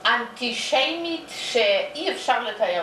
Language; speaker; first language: Hebrew; non-native, fluent; Yiddish